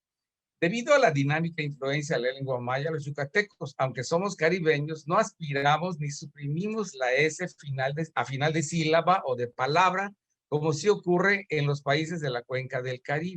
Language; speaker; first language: Spanish; native; Spanish